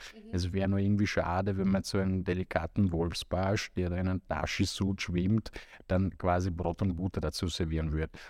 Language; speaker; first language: German; non-native, fluent; Romanian